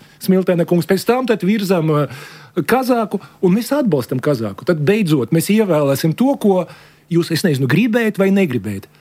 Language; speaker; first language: Latvian; non-native, local second language; Russian